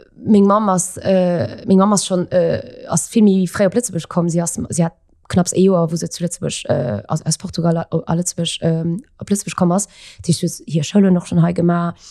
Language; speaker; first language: Luxembourgish; early bilingual, other home language; Portuguese